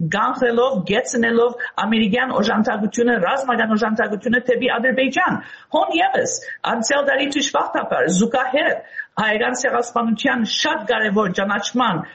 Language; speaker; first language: Armenian; early bilingual, heritage; Armenian